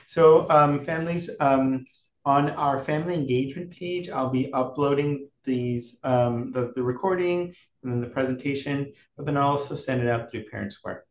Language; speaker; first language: English; native; English